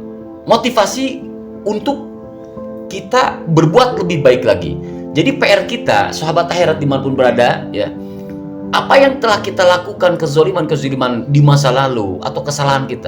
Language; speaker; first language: Indonesian; native; Indonesian